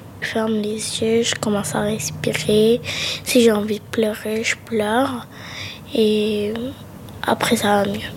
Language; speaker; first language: French; early bilingual, other home language; Arabic